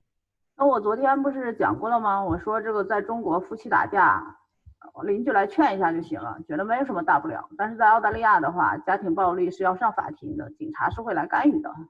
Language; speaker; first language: Chinese; native; Chinese